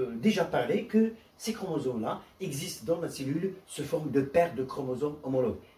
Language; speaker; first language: French; non-native, local second language; Arabic